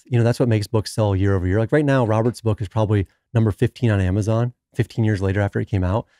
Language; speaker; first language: English; native; English